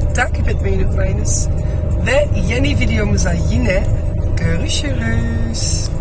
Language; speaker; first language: Turkish; non-native, fluent; Dutch